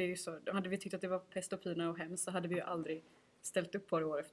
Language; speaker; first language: Swedish; native; Swedish